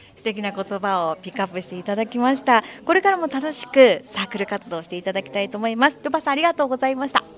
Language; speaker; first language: Japanese; native; Japanese